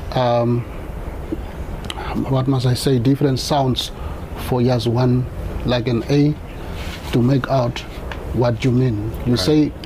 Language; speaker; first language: English; non-native, local second language; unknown